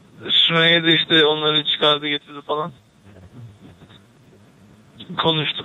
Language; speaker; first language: Turkish; native; Turkish